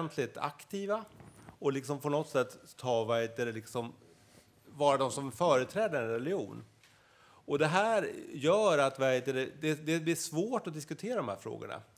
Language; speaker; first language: Swedish; native; Swedish